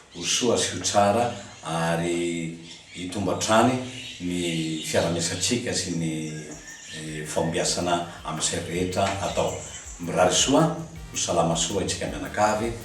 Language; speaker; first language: Malagasy; non-native, fluent; Spanish